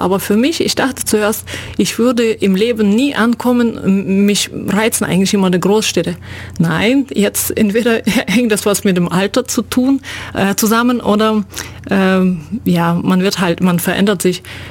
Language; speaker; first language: German; non-native, fluent; Russian